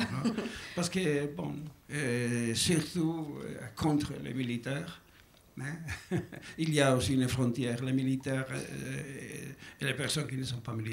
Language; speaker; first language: French; non-native, learner; Basque